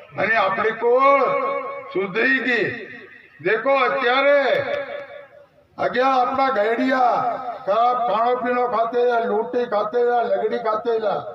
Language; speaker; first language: Gujarati; non-native, local second language; Bhili